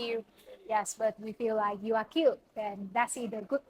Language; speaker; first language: English; non-native, learner; Vietnamese